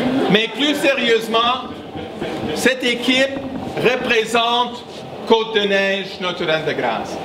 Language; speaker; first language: French; non-native, fluent; English